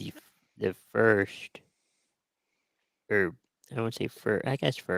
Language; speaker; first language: English; native; English